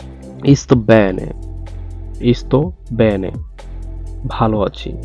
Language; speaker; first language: Italian; non-native, learner; Bangla